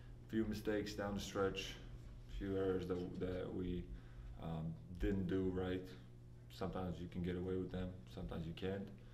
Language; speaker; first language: English; non-native, fluent; Latvian